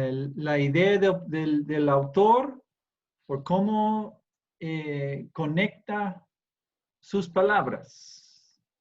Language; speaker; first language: Spanish; non-native, fluent; English